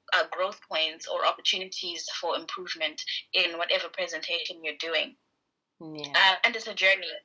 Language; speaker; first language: English; non-native, local second language; Shona